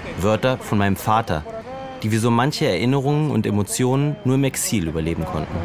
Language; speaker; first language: German; native; German